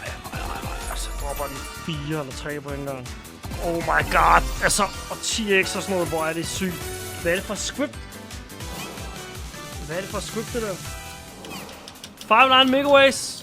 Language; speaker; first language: Danish; native; Danish